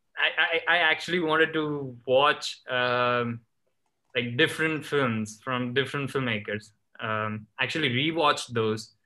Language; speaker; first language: English; non-native, local second language; Gujarati